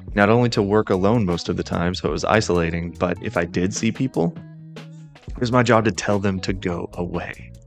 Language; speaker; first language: English; native; English